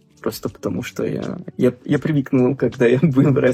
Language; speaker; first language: Russian; non-native, fluent; French